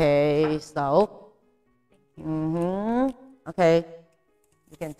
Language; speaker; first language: English; non-native, fluent; Chinese